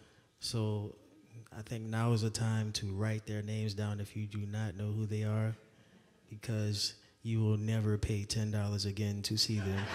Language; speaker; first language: English; native; English